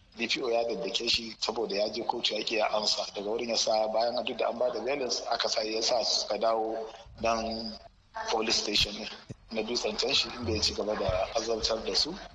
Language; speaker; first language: Hausa; native; Hausa